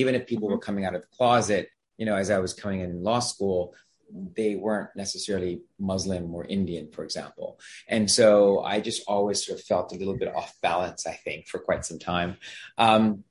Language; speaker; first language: English; non-native, fluent; Gujarati